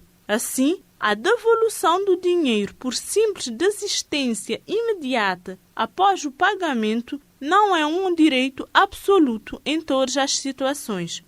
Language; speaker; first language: Portuguese; non-native, local second language; Kabuverdianu